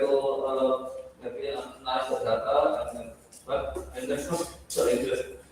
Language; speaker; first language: English; non-native, learner; Indonesian